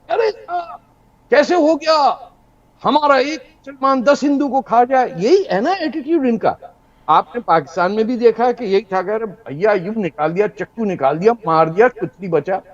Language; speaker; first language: Urdu; non-native, local second language; Punjabi